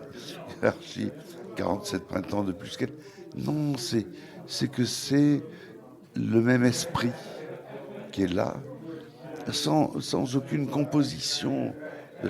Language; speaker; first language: French; native; French